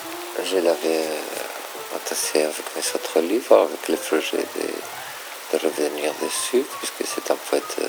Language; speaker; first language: French; non-native, fluent; Spanish